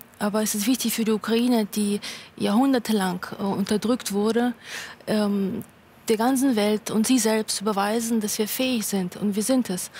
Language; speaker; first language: German; non-native, fluent; Russian